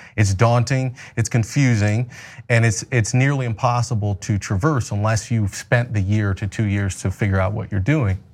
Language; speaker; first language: English; native; English